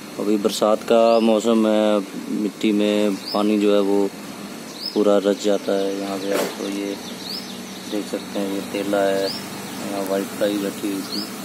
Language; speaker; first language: Hindi; native; Hindi